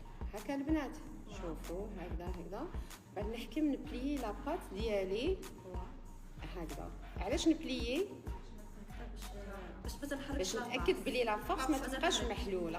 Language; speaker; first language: Arabic; native; Arabic